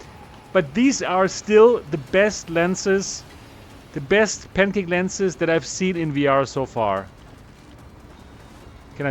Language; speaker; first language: English; non-native, fluent; German